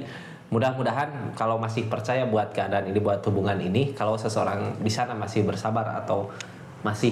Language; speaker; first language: Indonesian; native; Indonesian